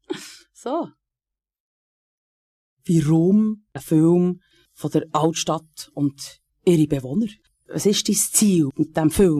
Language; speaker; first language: German; native; German